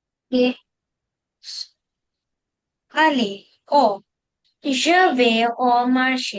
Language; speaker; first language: French; non-native, learner; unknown